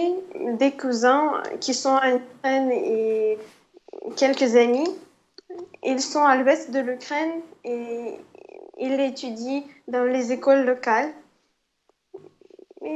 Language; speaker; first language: French; non-native, fluent; Ukrainian